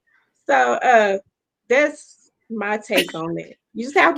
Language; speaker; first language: English; native; English